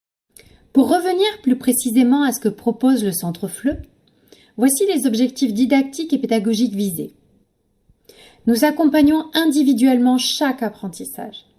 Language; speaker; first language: French; native; French